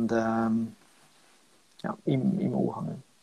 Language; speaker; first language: German; non-native, local second language; French